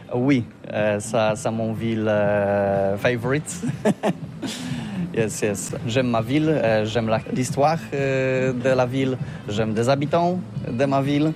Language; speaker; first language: French; non-native, learner; Polish